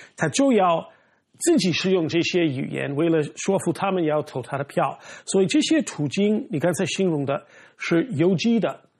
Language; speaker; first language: Chinese; non-native, fluent; English